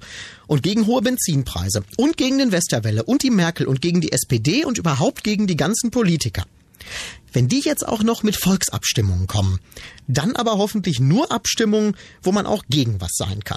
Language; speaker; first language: German; native; German